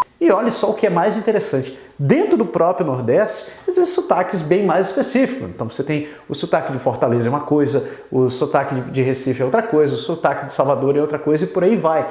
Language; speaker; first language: Portuguese; native; Portuguese